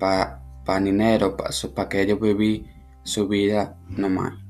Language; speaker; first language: Spanish; non-native, learner; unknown